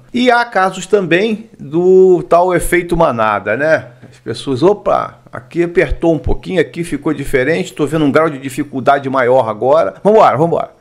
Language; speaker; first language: Portuguese; native; Portuguese